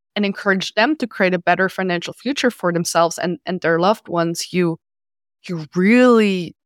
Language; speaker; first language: English; non-native, fluent; German